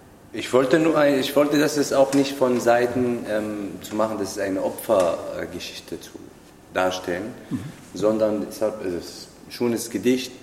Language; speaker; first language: German; non-native, fluent; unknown